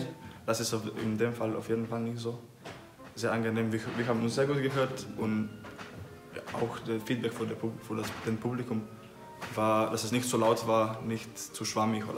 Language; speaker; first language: German; non-native, fluent; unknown